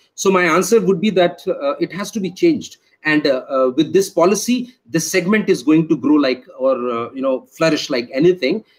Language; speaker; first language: English; non-native, local second language; Hindi